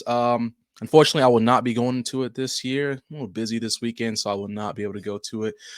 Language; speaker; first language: English; native; English